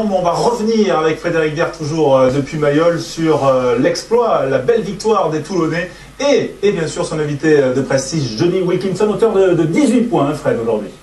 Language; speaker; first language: French; native; French